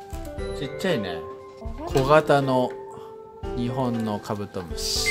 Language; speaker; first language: Japanese; native; Japanese